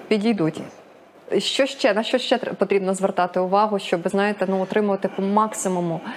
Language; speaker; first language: Ukrainian; native; Ukrainian